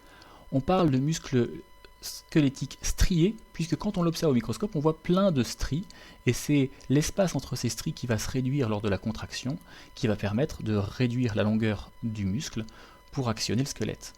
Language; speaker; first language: French; native; French